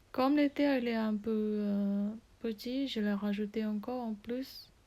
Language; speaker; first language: French; non-native, learner; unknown